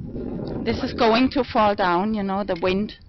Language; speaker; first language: English; non-native, fluent; German